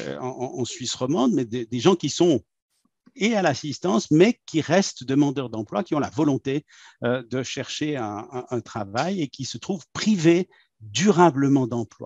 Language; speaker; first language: French; native; French